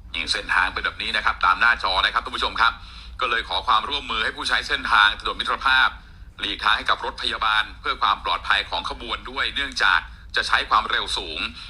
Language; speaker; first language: Thai; native; Thai